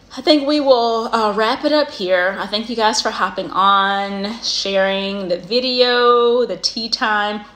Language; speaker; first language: English; native; English